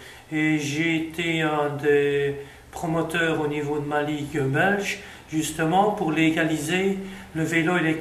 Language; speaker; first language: French; non-native, local second language; Dutch